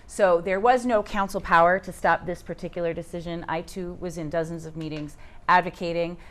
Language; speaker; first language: English; native; English